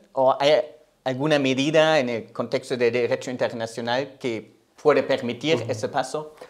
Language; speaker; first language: Spanish; non-native, fluent; German